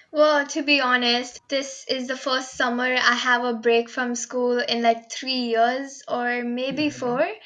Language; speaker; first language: English; non-native, local second language; Hindi